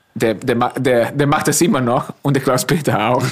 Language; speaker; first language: German; non-native, fluent; Italian